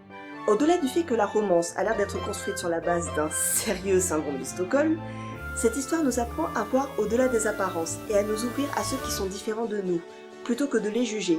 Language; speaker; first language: French; native; French